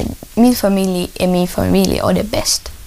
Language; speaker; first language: Swedish; non-native, learner; Russian